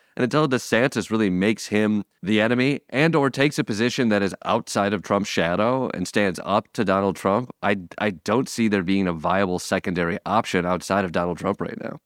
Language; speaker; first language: English; native; English